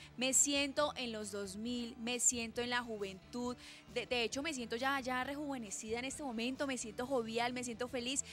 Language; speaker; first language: Spanish; native; Spanish